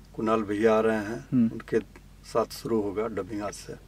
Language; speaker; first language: Hindi; native; Hindi